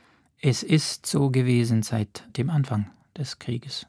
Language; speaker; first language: German; non-native, fluent; Arabic